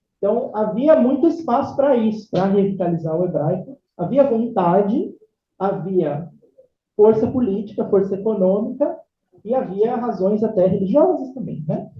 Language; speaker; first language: Portuguese; native; Portuguese